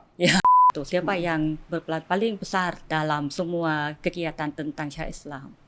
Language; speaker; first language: Indonesian; non-native, fluent; Thai